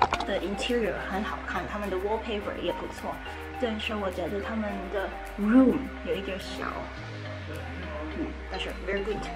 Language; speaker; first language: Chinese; non-native, learner; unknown